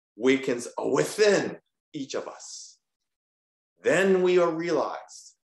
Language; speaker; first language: English; early bilingual, other home language; Japanese